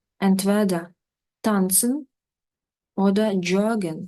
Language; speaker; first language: German; non-native, fluent; Ukrainian